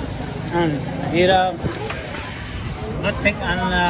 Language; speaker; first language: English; non-native, learner; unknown